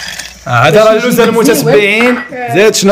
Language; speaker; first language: Arabic; native; Arabic